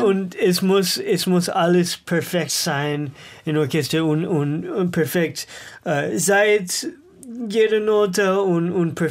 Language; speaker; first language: German; non-native, learner; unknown